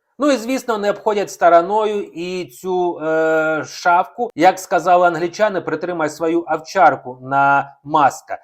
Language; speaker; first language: Ukrainian; non-native, local second language; Russian